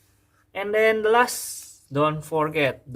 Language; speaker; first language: English; non-native, fluent; Indonesian